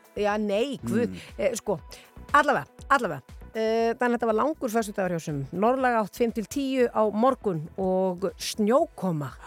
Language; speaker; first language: Icelandic; native; Icelandic